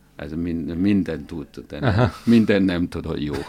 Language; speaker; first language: Hungarian; non-native, learner; Chinese